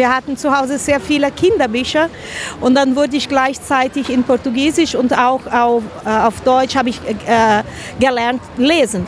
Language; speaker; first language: German; non-native, fluent; Spanish